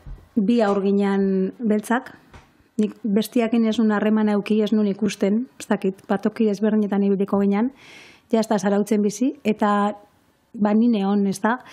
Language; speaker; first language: Basque; native; Basque